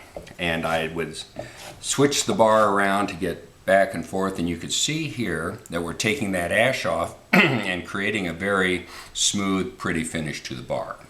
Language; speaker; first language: English; native; English